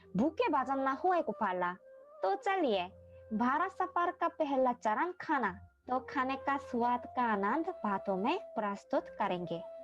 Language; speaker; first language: Hindi; non-native, learner; Korean